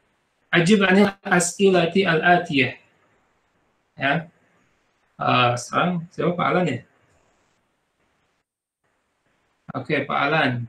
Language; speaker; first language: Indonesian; native; Indonesian